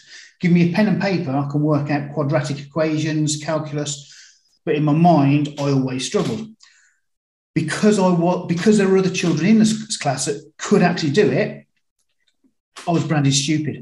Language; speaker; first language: English; native; English